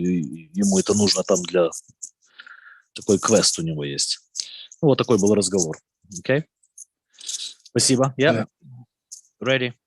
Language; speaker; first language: Russian; native; Russian